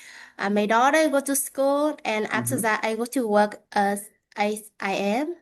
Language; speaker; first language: English; non-native, learner; Vietnamese